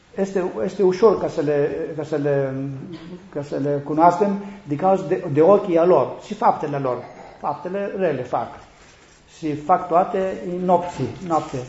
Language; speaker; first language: Romanian; non-native, learner; Greek